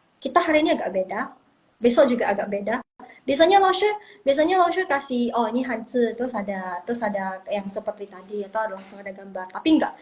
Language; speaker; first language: Indonesian; non-native, local second language; Min Nan Chinese